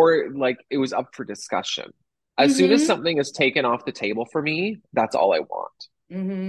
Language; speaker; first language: English; native; English